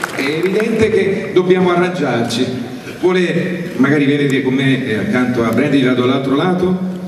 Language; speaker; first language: Italian; native; Italian